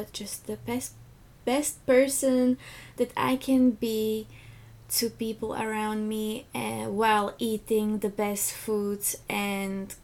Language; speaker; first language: English; non-native, fluent; Slovak